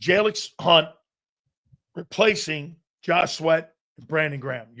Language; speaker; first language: English; native; English